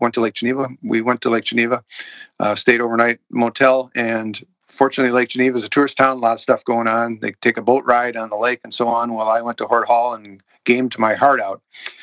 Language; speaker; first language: English; native; English